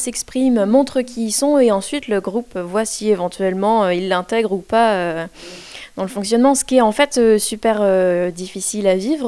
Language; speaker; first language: French; native; French